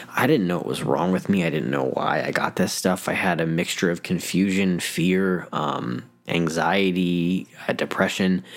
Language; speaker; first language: English; native; English